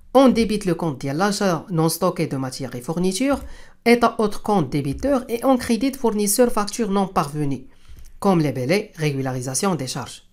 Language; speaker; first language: French; non-native, local second language; Arabic